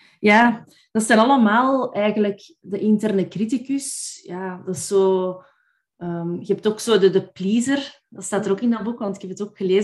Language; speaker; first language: Dutch; native; Dutch